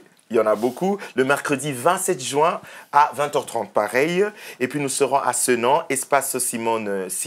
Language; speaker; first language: French; native; French